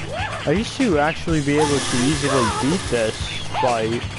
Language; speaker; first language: English; native; English